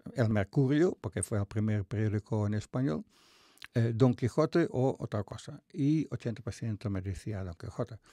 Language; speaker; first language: Spanish; non-native, fluent; Dutch